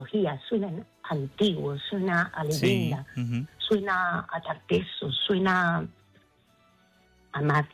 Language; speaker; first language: Spanish; native; Spanish